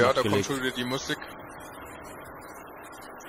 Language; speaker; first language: German; native; German